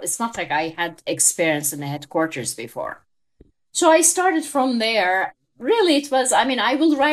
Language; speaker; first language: English; non-native, fluent; Turkish